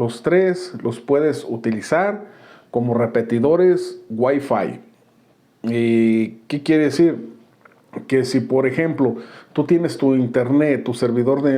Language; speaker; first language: Spanish; native; Spanish